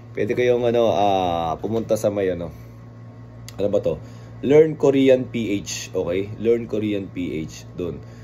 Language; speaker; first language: Filipino; native; Filipino